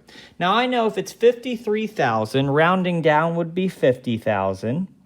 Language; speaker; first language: English; native; English